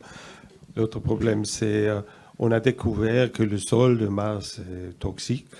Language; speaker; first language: French; non-native, fluent; German